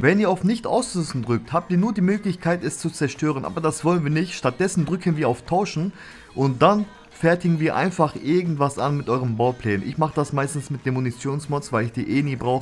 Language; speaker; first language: German; native; German